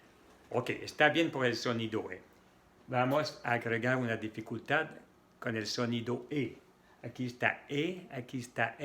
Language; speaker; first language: Spanish; non-native, fluent; French